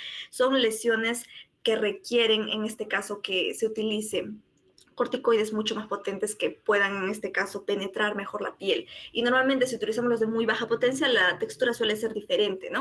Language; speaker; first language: Spanish; native; Spanish